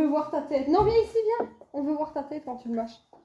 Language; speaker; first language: French; native; French